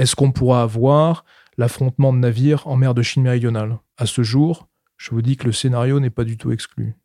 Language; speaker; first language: French; native; French